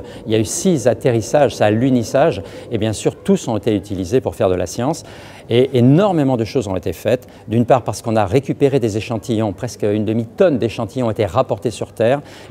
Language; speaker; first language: French; native; French